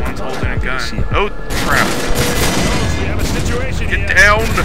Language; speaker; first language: English; native; English